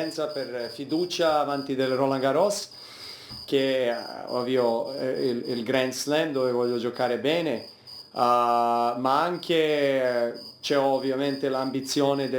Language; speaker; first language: Italian; non-native, fluent; Serbian